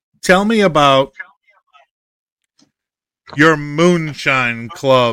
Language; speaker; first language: English; native; English